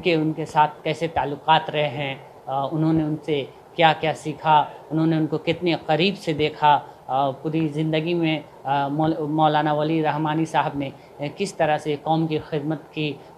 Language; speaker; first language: Urdu; native; Urdu